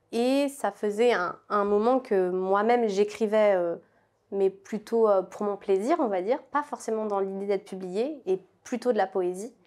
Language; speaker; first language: French; native; French